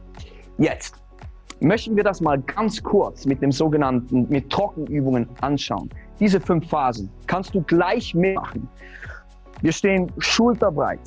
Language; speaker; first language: German; native; German